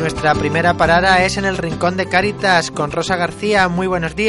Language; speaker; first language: Spanish; native; Spanish